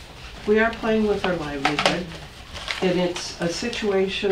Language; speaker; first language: English; native; English